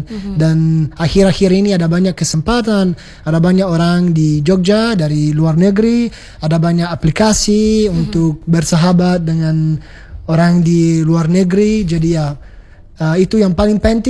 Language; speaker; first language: Indonesian; non-native, fluent; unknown